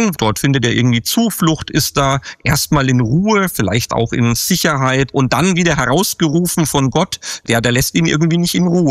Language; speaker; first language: German; native; German